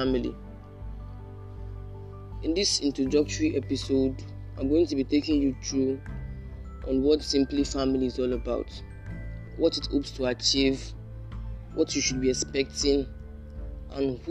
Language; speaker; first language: English; non-native, local second language; Yoruba